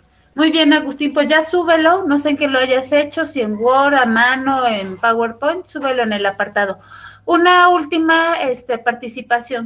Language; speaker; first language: Spanish; native; Spanish